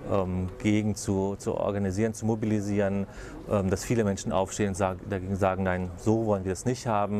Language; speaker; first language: German; native; German